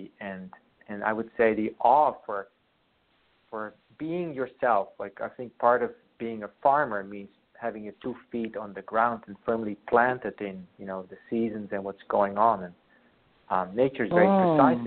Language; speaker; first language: English; non-native, fluent; Western Frisian